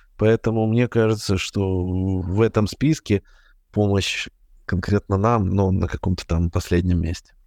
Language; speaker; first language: Russian; native; Russian